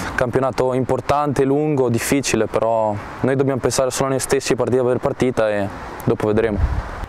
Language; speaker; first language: Italian; native; Italian